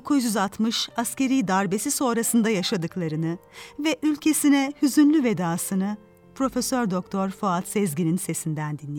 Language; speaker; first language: Turkish; native; Turkish